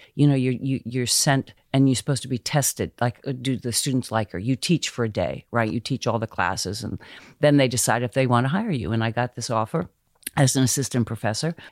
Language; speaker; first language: English; native; English